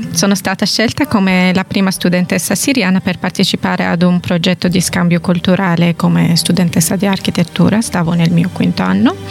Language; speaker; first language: Italian; non-native, fluent; Arabic